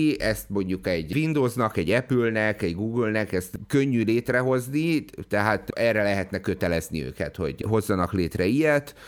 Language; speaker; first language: Hungarian; native; Hungarian